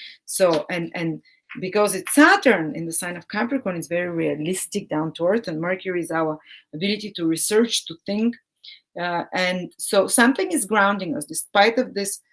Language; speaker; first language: English; non-native, fluent; Bulgarian